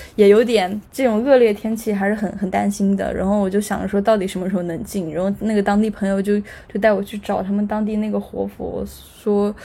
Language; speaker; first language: Chinese; native; Chinese